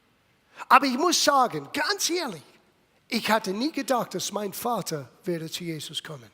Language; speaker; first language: German; non-native, fluent; English